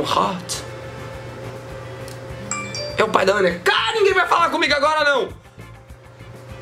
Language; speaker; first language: Portuguese; native; Portuguese